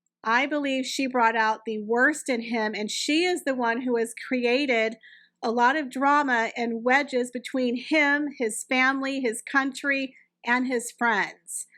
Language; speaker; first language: English; native; English